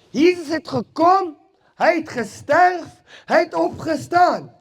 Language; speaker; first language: Afrikaans; non-native, local second language; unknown